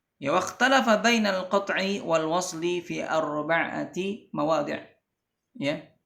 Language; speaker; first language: Arabic; non-native, fluent; Indonesian